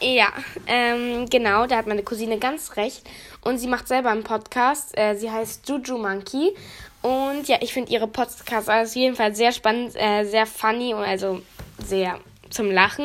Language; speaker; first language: German; native; German